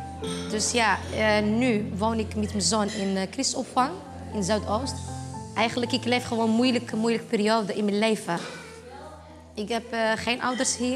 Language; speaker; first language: Dutch; non-native, fluent; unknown